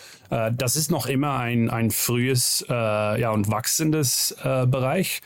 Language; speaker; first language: German; non-native, learner; Dutch